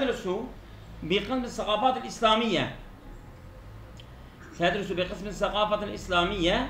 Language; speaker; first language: Arabic; non-native, fluent; Turkish